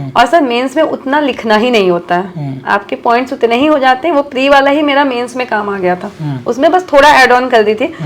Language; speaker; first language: Hindi; native; Hindi